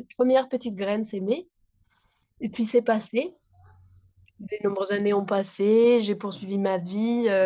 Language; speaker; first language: French; non-native, fluent; Spanish